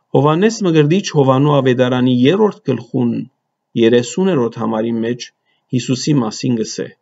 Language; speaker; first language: Armenian; early bilingual, heritage; Armenian